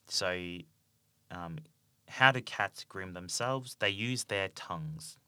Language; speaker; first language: English; native; English